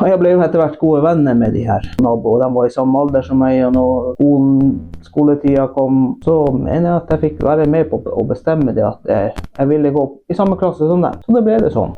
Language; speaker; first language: Norwegian; non-native, local second language; Northern Sami